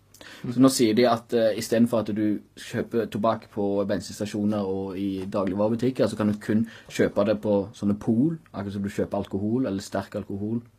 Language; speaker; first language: Norwegian; native; Norwegian